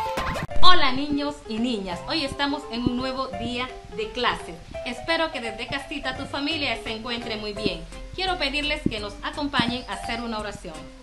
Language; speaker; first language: Spanish; native; Spanish